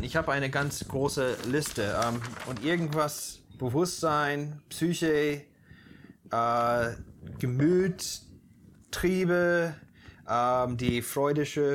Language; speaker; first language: German; non-native, fluent; English